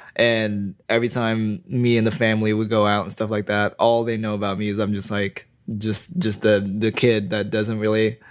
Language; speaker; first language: English; non-native, fluent; Indonesian